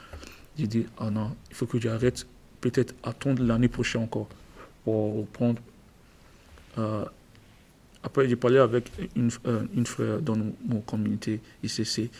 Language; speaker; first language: French; non-native, learner; English